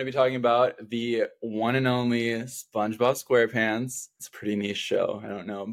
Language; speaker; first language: English; native; English